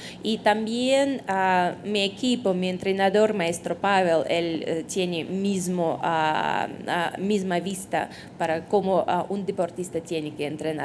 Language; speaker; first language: Spanish; non-native, fluent; Russian